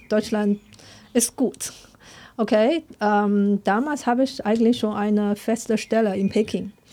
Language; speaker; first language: German; non-native, fluent; Chinese